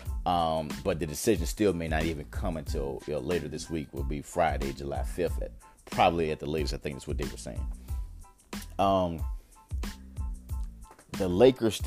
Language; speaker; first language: English; native; English